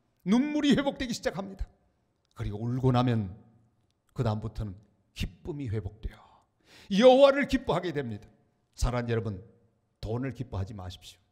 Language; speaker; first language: Korean; native; Korean